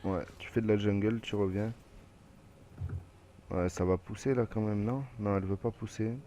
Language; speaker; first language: French; native; French